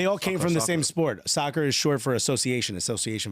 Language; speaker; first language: English; native; English